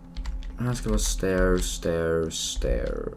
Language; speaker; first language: Swedish; native; Swedish